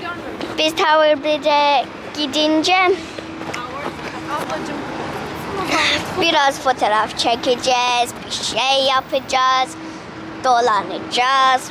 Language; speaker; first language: Turkish; early bilingual, heritage; Turkish